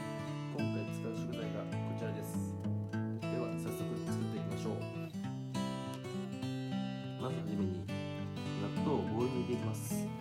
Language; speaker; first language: Japanese; native; Japanese